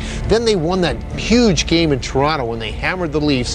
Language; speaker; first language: English; native; English